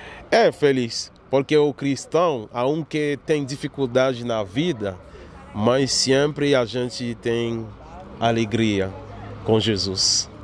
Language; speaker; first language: Portuguese; non-native, learner; Haitian Creole